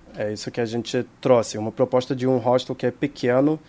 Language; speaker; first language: Portuguese; non-native, fluent; Hebrew